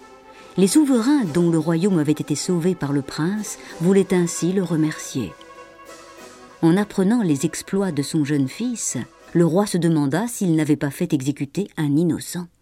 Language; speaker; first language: French; native; French